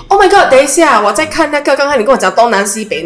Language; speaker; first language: Chinese; native; Chinese